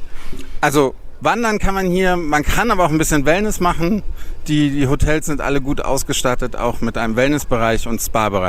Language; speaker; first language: German; native; German